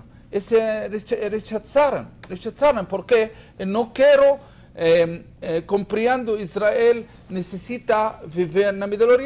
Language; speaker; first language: Spanish; non-native, learner; Hebrew